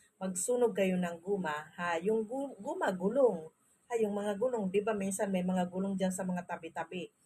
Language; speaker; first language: Filipino; non-native, local second language; Masbatenyo